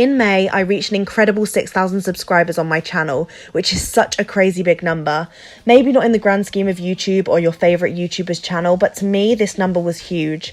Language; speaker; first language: English; native; English